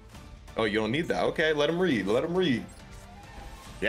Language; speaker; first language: English; native; English